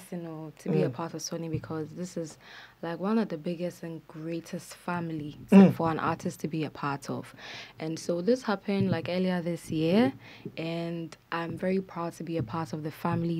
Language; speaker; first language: English; non-native, local second language; Akan